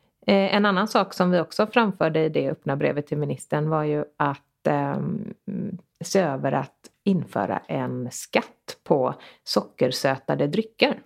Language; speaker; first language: Swedish; native; Swedish